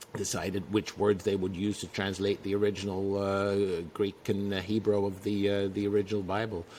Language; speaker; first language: English; non-native, fluent; Dutch